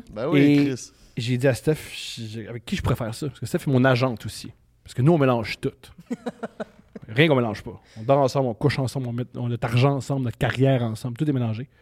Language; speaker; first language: French; native; French